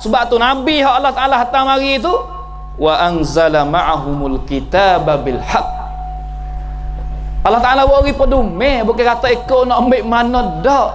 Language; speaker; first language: Malay; native; Malay